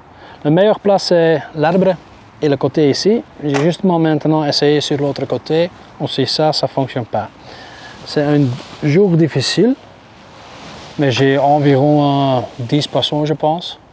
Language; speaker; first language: French; non-native, local second language; Dutch